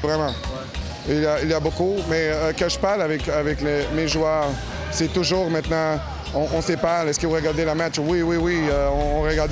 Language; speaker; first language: French; non-native, learner; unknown